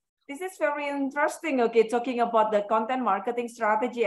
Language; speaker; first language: English; non-native, fluent; Indonesian